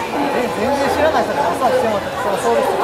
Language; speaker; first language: Japanese; native; Japanese